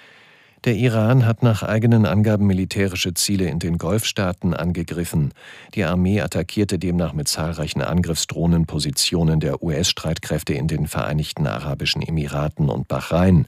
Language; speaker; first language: German; native; German